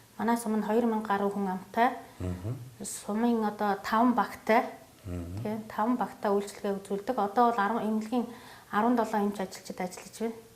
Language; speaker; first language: Mongolian; native; Mongolian